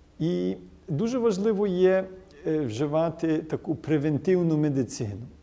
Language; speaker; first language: Ukrainian; early bilingual, heritage; Ukrainian